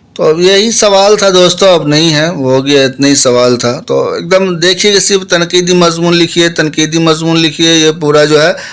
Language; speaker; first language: Urdu; native; Urdu